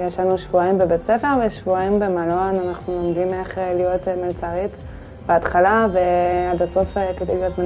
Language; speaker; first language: Hebrew; non-native, learner; French